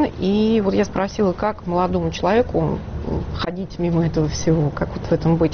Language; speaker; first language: Russian; native; Russian